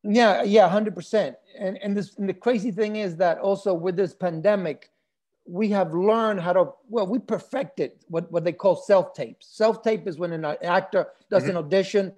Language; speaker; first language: English; early bilingual, other home language; Spanish